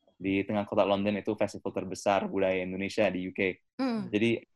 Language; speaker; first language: Indonesian; early bilingual, other home language; English